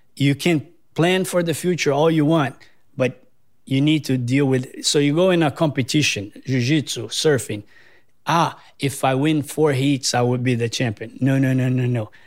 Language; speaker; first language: English; non-native, fluent; Portuguese